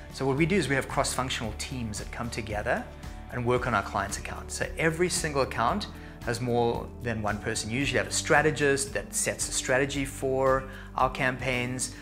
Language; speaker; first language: English; native; English